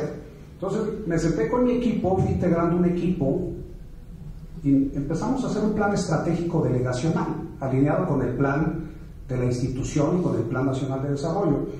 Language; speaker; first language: Spanish; native; Spanish